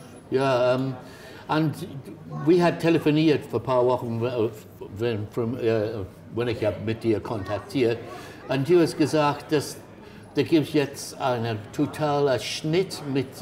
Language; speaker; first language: German; non-native, learner; English